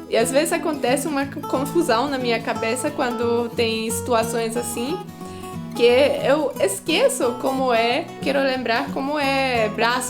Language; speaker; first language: Portuguese; non-native, fluent; Polish